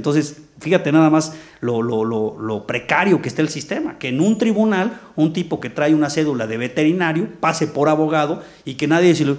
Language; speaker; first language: Spanish; native; Spanish